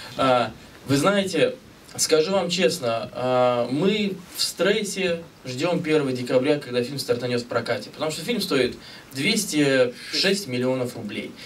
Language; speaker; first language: Russian; native; Russian